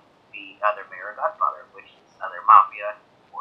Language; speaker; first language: English; native; English